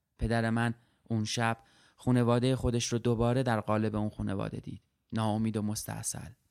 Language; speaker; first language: Persian; early bilingual, other home language; Arabic